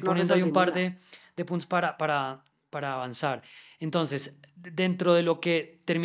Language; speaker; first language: Spanish; native; Spanish